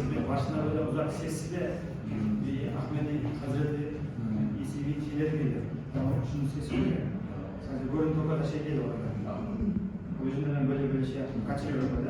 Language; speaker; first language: Turkish; non-native, learner; Kazakh